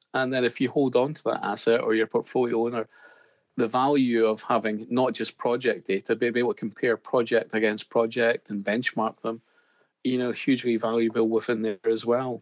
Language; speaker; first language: English; native; English